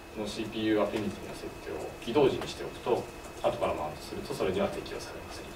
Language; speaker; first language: Japanese; native; Japanese